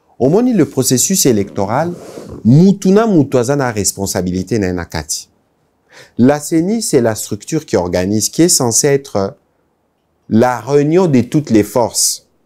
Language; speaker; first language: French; non-native, local second language; Lingala